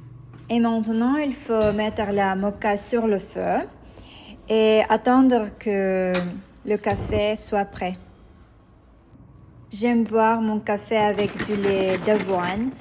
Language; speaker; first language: French; non-native, fluent; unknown